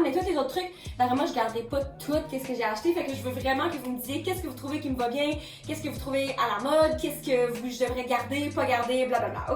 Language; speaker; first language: French; native; French